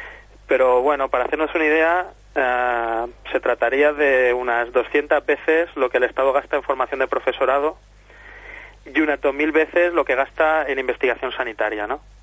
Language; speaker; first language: Spanish; native; Spanish